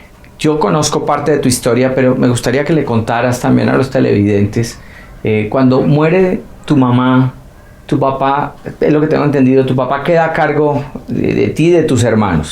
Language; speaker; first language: Spanish; native; Spanish